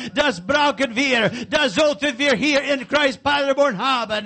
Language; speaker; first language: German; non-native, learner; English